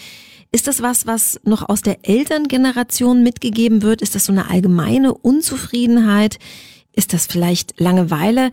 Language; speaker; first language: German; native; German